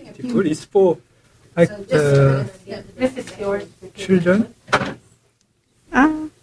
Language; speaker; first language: English; non-native, learner; Korean